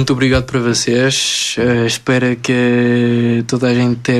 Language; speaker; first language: Portuguese; early bilingual, other home language; French